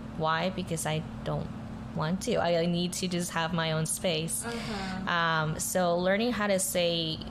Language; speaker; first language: English; early bilingual, other home language; Spanish